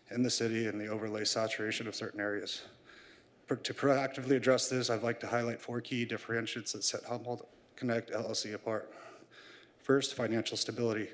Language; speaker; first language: English; native; English